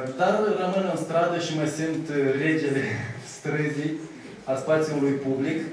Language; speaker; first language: Romanian; native; Romanian